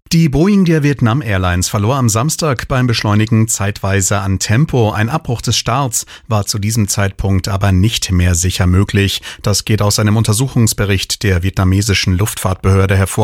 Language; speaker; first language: German; native; German